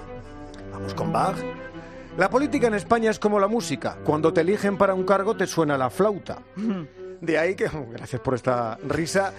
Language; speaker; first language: Spanish; native; Spanish